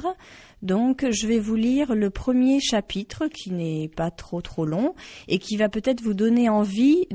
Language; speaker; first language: French; native; French